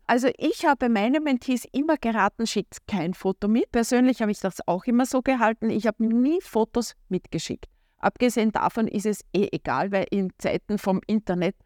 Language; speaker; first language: German; native; German